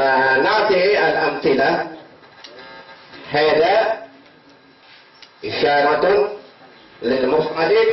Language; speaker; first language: Arabic; non-native, fluent; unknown